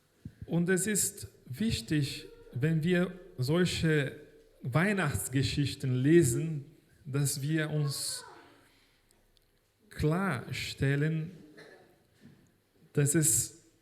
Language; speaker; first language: German; non-native, fluent; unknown